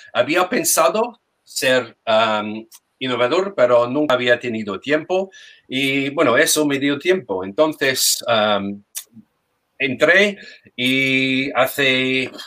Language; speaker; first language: Spanish; non-native, fluent; English